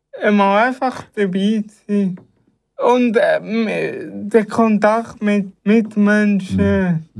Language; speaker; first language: German; early bilingual, other home language; Italian